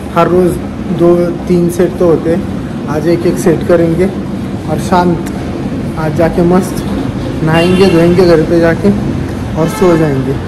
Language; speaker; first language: Hindi; non-native, local second language; Marathi